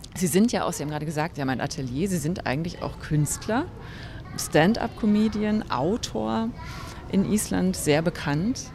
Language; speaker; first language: German; native; German